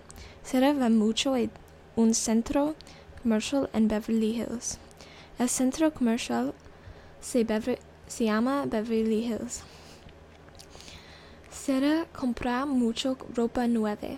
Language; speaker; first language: Spanish; non-native, learner; English